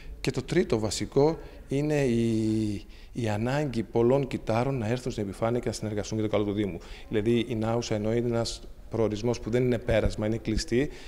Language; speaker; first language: Greek; native; Greek